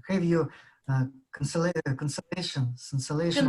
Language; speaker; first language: English; non-native, learner; Russian